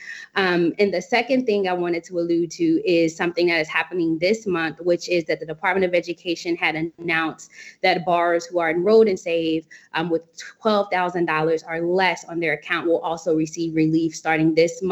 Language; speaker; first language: English; native; English